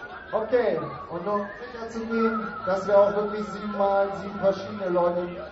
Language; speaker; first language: German; native; German